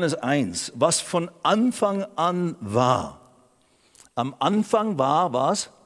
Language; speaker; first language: German; native; German